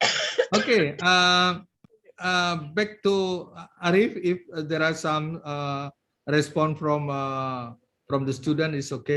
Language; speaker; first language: English; non-native, learner; Indonesian